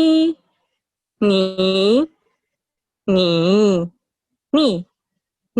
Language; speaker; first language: Chinese; non-native, learner; Indonesian